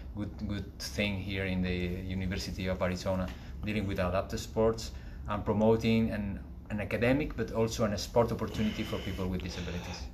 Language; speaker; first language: English; non-native, fluent; Spanish